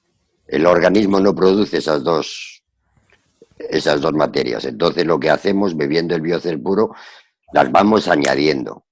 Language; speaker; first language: Spanish; native; Spanish